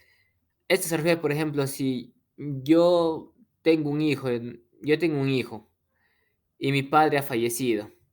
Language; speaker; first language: Spanish; native; Spanish